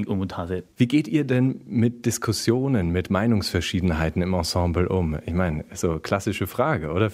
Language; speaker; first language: German; native; German